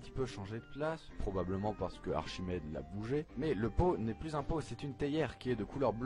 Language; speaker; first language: French; native; French